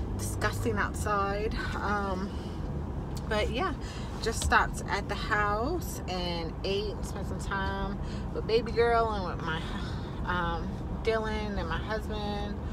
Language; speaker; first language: English; native; English